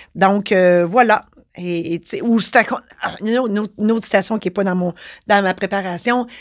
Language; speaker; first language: French; native; French